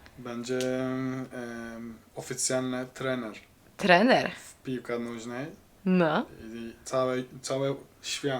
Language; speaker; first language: Polish; non-native, learner; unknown